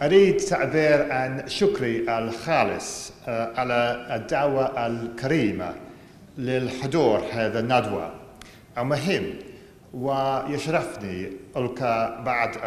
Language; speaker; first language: Arabic; non-native, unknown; English